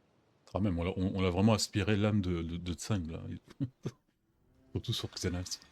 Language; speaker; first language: French; native; French